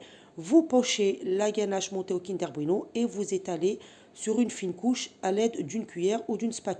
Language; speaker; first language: French; native; French